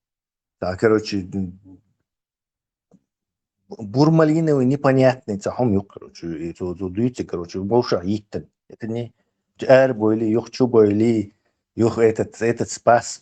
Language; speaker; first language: Russian; non-native, local second language; Chechen